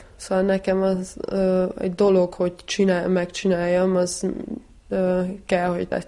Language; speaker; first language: Hungarian; early bilingual, heritage; Hungarian